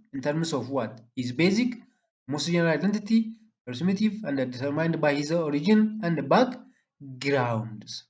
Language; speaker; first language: English; non-native, local second language; Amharic